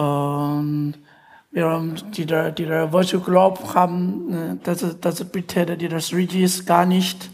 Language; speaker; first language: German; non-native, fluent; Chinese